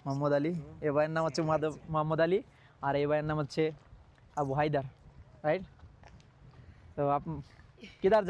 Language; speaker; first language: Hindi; non-native, learner; Bangla